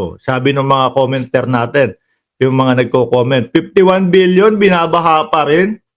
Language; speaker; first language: Filipino; native; Filipino